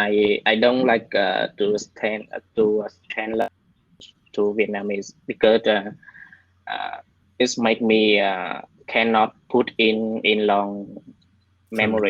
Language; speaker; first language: English; non-native, learner; Vietnamese